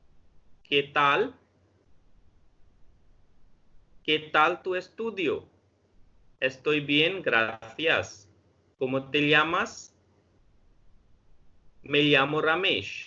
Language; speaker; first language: Spanish; non-native, fluent; Hindi